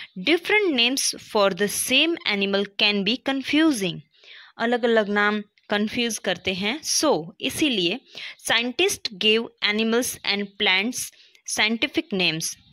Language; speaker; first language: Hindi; non-native, local second language; Gujarati